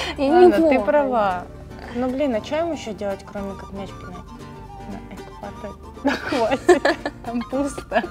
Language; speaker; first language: Russian; native; Russian